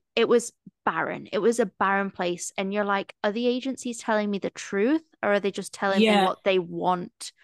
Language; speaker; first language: English; native; English